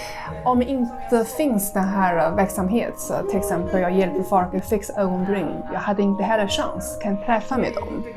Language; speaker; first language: Swedish; non-native, learner; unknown